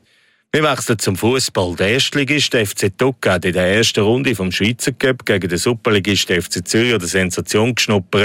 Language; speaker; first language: German; native; German